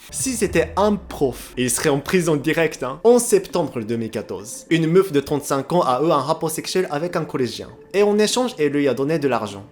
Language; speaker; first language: French; non-native, fluent; Japanese